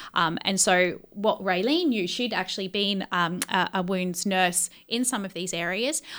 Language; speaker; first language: English; native; English